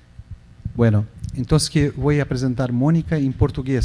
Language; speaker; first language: Spanish; non-native, learner; Portuguese